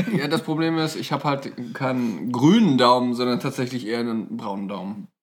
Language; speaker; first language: German; native; German